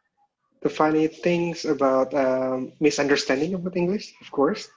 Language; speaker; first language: English; non-native, local second language; Indonesian